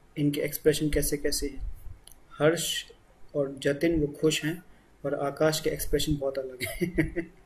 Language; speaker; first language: Hindi; native; Hindi